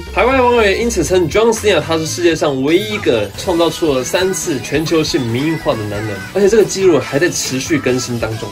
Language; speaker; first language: Chinese; native; Chinese